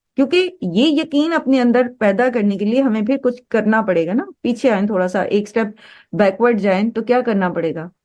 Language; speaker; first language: Urdu; native; Urdu